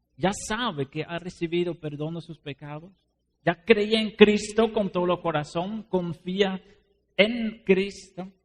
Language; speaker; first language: Spanish; non-native, fluent; Dutch